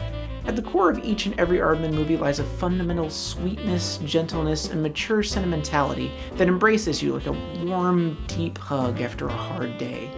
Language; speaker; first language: English; native; English